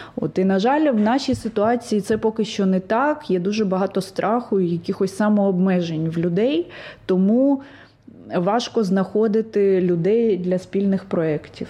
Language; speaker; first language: Ukrainian; non-native, local second language; Russian